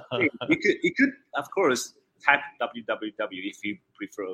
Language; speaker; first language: English; non-native, fluent; Chinese